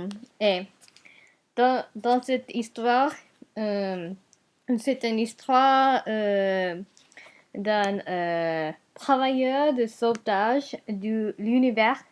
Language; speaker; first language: French; non-native, learner; Japanese